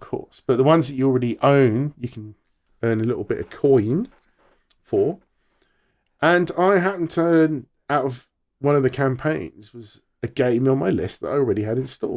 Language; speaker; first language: English; native; English